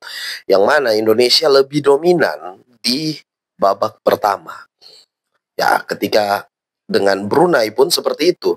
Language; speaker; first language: Indonesian; native; Indonesian